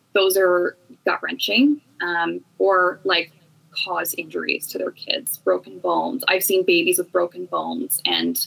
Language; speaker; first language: English; native; English